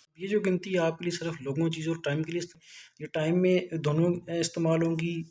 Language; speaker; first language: Urdu; non-native, local second language; Punjabi